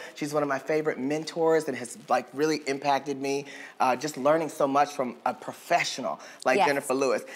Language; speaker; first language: English; native; English